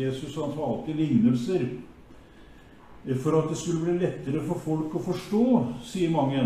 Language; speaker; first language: Norwegian; native; Norwegian